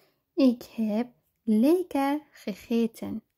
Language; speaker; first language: Dutch; non-native, fluent; Persian